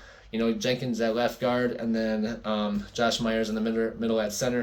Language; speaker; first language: English; native; English